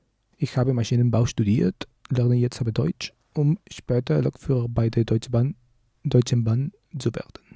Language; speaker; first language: German; non-native, learner; Spanish